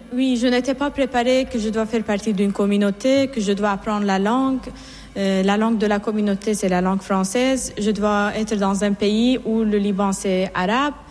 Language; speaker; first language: French; non-native, fluent; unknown